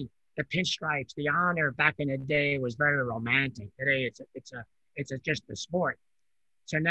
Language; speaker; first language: English; early bilingual, other home language; Italian